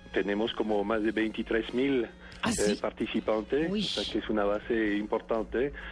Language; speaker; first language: Spanish; non-native, fluent; French